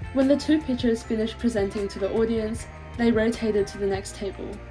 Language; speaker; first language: English; native; English